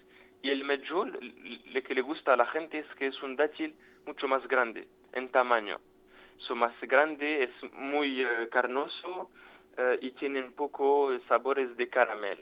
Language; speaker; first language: Spanish; non-native, fluent; French